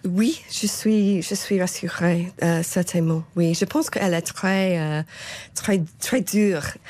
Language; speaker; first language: French; non-native, fluent; English